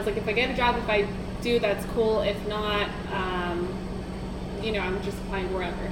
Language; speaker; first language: English; native; English